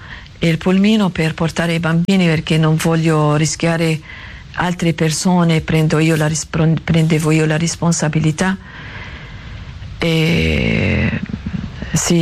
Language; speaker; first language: Italian; non-native, learner; Arabic